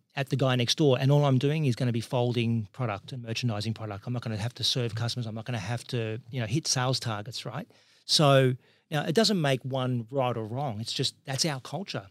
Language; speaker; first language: English; native; English